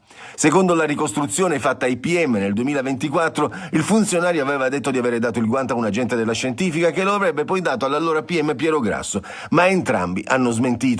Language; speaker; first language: Italian; native; Italian